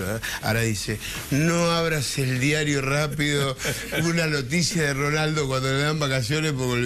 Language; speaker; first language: Spanish; native; Spanish